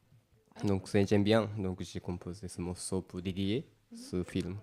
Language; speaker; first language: French; non-native, learner; Japanese